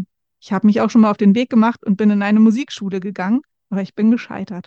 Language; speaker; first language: German; native; German